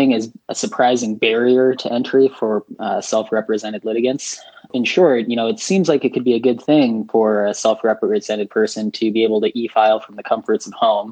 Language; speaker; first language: English; native; English